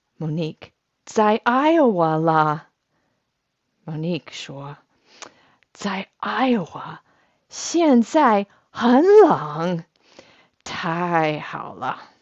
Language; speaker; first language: Chinese; non-native, fluent; English